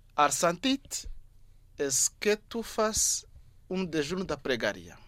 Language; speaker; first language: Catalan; non-native, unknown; Kinyarwanda